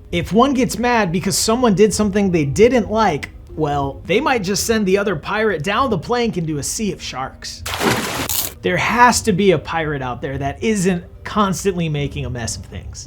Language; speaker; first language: English; native; English